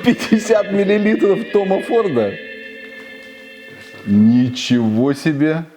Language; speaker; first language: Russian; native; Russian